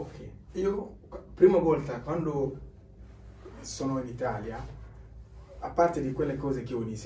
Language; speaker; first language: Italian; non-native, learner; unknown